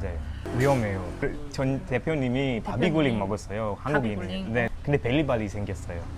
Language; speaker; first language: Korean; non-native, learner; Indonesian